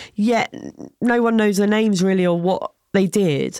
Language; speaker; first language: English; native; English